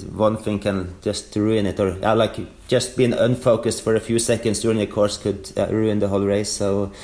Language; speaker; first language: English; non-native, fluent; Norwegian